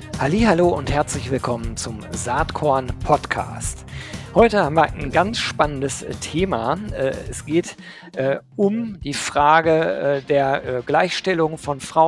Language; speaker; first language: German; native; German